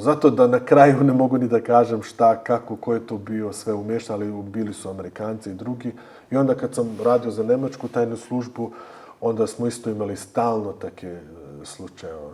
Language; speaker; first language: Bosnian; early bilingual, heritage; Bosnian